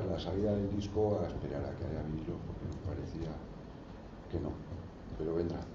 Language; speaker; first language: Spanish; native; Spanish